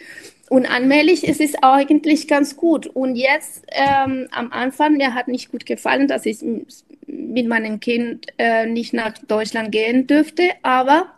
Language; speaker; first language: German; non-native, fluent; Spanish